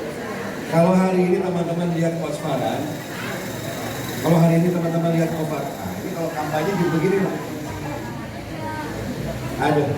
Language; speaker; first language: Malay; non-native, local second language; Sundanese